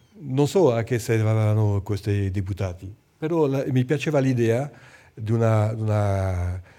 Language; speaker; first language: Italian; non-native, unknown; French